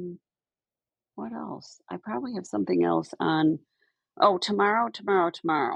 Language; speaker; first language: English; native; English